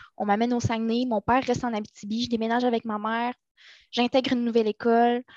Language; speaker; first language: French; native; French